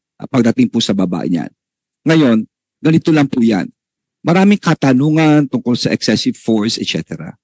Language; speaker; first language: Filipino; native; Filipino